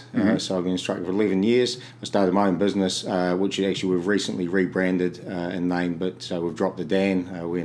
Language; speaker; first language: English; native; English